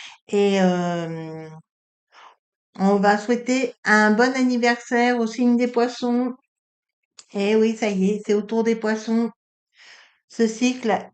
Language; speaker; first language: French; native; French